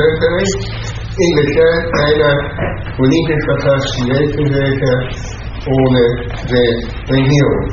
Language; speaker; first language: German; native; German